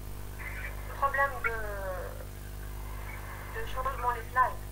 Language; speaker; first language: French; non-native, learner; Arabic